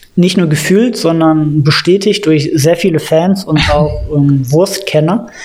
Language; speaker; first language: German; native; German